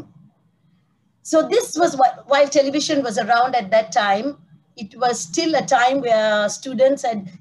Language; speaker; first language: English; non-native, local second language; Tamil